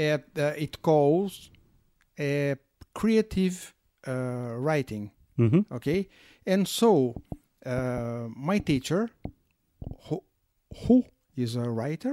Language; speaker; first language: English; non-native, learner; Portuguese